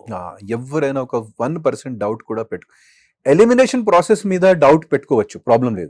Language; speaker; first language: Telugu; non-native, fluent; Hindi